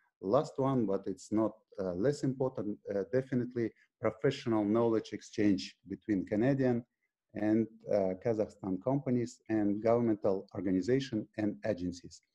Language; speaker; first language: English; non-native, fluent; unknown